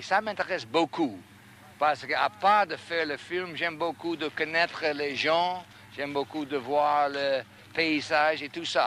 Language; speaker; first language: French; non-native, fluent; English